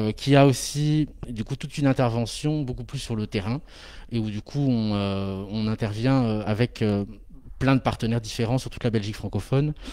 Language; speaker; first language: French; native; French